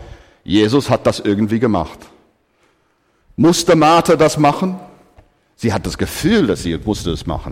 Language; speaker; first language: German; non-native, fluent; English